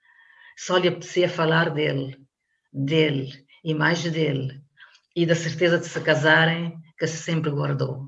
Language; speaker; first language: Portuguese; non-native, local second language; Kabuverdianu